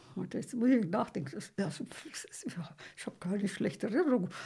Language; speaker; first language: German; early bilingual, heritage; Romanian